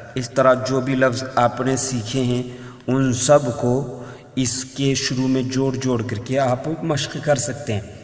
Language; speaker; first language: Urdu; native; Urdu